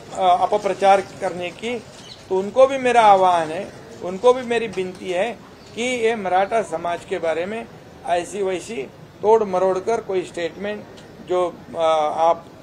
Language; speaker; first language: Hindi; non-native, local second language; Marathi